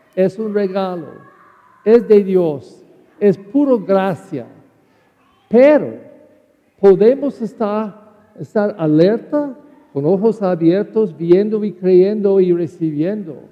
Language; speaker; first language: Spanish; non-native, learner; English